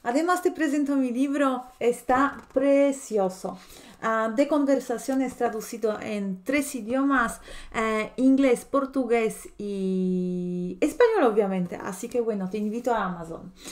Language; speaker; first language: Spanish; non-native, fluent; Polish